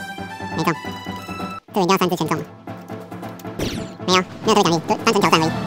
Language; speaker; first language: Chinese; native; Chinese